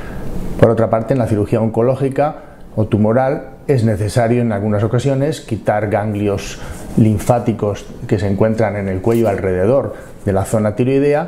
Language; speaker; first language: Spanish; native; Spanish